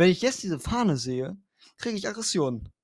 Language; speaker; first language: German; native; German